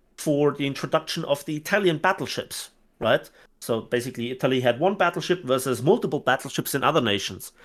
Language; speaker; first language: English; non-native, fluent; German